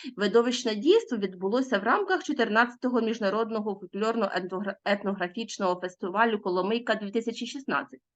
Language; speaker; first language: Ukrainian; native; Ukrainian